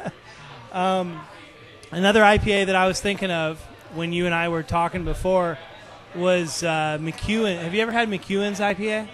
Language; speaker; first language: English; native; English